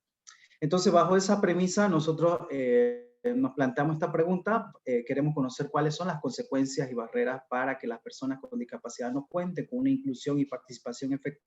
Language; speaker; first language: Spanish; native; Spanish